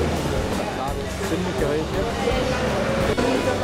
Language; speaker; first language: German; native; German